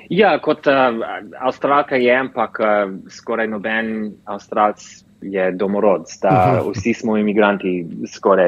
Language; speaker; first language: Slovenian; early bilingual, heritage; English